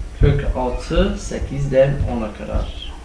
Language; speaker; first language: Turkish; non-native, fluent; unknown